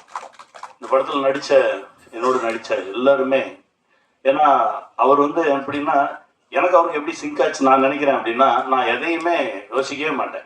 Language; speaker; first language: Tamil; native; Tamil